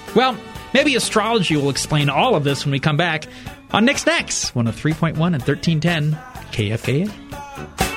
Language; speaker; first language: English; native; English